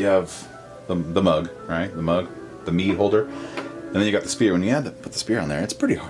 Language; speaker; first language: English; native; English